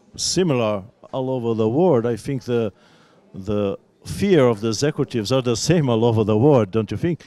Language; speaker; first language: English; non-native, fluent; Portuguese